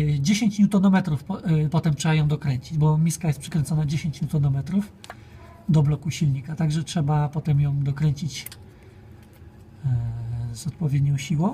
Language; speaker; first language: Polish; native; Polish